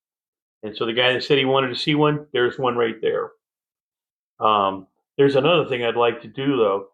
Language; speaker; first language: English; native; English